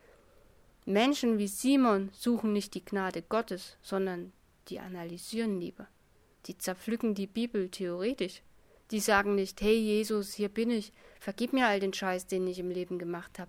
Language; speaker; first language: German; native; German